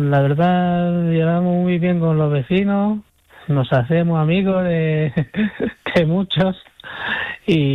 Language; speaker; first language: Spanish; non-native, fluent; Chinese